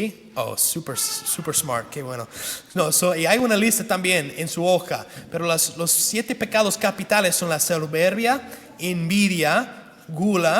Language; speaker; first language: Spanish; non-native, fluent; English